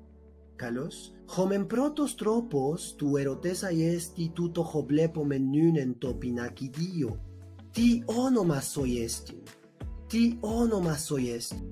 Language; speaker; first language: Greek; non-native, fluent; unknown